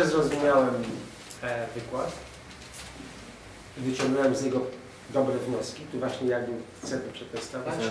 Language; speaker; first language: Polish; native; Polish